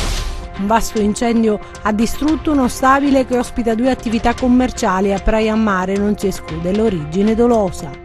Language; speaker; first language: Italian; native; Italian